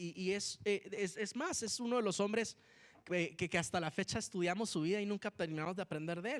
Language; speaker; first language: Spanish; native; Spanish